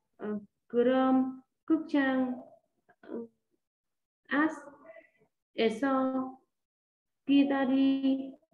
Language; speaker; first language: Korean; non-native, learner; Vietnamese